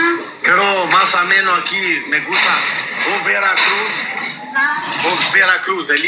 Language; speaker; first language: Spanish; non-native, learner; Albanian